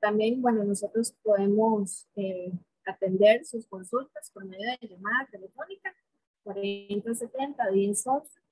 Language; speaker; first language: Spanish; native; Spanish